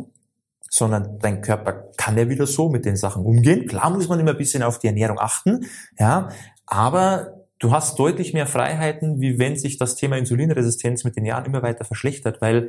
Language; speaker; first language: German; native; German